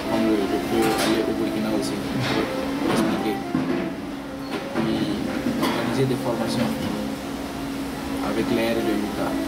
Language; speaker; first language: French; non-native, learner; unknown